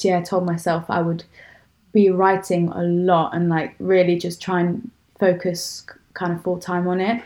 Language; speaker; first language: English; native; English